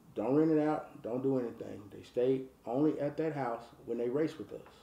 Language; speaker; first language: English; native; English